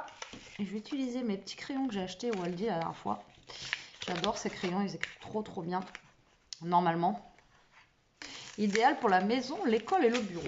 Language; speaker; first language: French; native; French